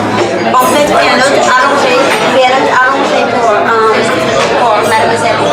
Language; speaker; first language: French; non-native, fluent; English